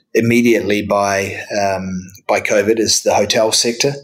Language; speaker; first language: English; native; English